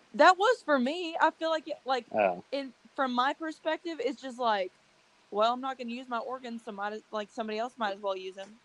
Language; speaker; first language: English; native; English